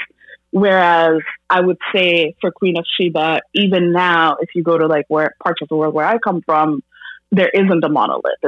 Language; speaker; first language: English; non-native, local second language; Bangla